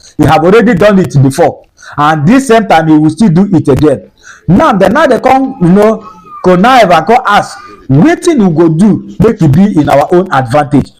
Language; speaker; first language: Nigerian Pidgin; non-native, local second language; Igbo